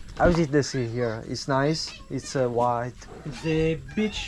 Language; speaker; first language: English; non-native, learner; Italian